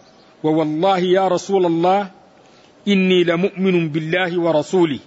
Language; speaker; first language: Arabic; native; Arabic